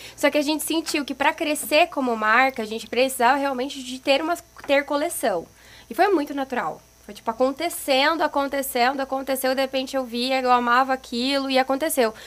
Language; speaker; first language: Portuguese; native; Portuguese